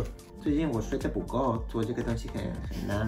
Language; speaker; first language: Chinese; non-native, learner; English